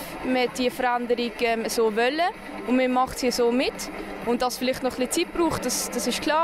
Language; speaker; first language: German; native; German